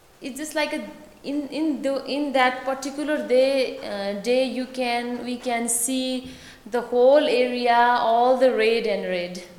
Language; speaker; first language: English; non-native, fluent; Nepali